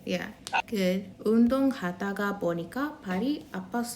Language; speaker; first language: Korean; non-native, fluent; English